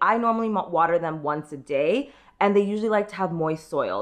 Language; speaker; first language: English; native; English